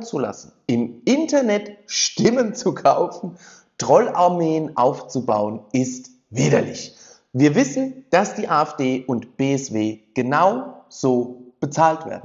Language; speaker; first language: German; native; German